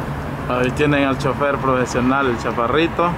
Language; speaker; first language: Spanish; native; Spanish